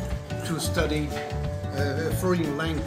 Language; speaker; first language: English; non-native, fluent; Japanese